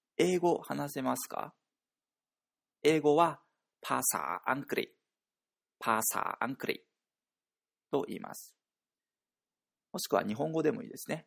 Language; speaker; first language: Japanese; native; Japanese